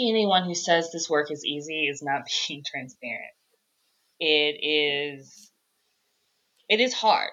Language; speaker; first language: English; native; English